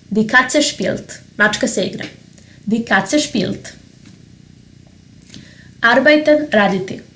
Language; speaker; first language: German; non-native, fluent; Serbian